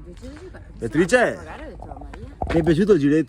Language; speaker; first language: Italian; native; Italian